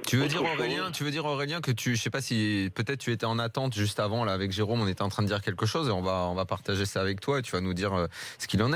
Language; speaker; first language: French; native; French